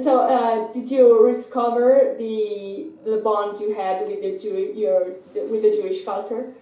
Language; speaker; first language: English; non-native, fluent; Italian